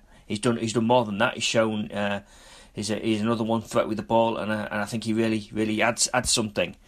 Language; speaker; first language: English; native; English